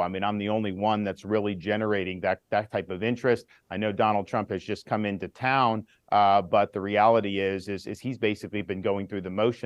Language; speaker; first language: English; native; English